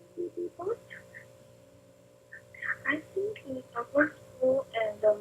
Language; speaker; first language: English; non-native, learner; Chinese